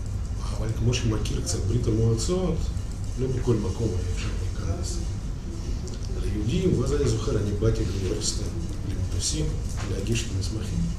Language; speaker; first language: Hebrew; non-native, fluent; Russian